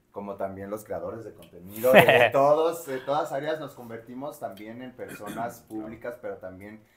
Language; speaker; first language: Spanish; native; Spanish